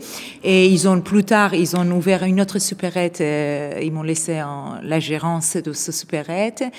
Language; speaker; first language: French; non-native, fluent; Persian